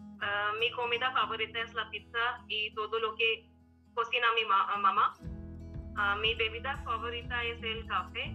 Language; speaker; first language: Spanish; non-native, learner; Hindi